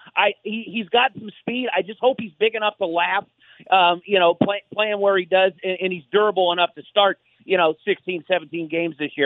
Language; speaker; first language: English; native; English